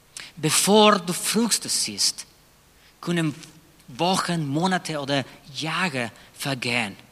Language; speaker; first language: German; non-native, fluent; Spanish